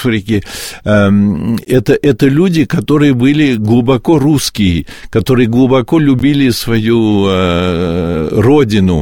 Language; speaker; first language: Russian; early bilingual, heritage; Russian